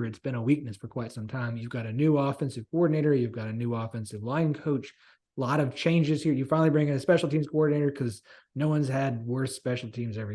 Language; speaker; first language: English; native; English